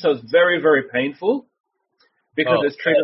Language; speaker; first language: English; native; English